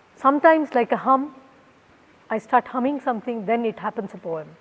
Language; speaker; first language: English; non-native, local second language; Kannada